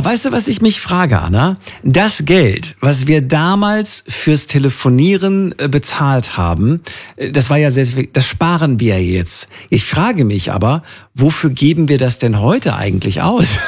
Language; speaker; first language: German; native; German